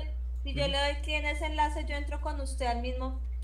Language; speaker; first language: Spanish; native; Spanish